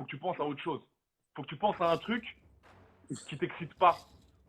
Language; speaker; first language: French; native; French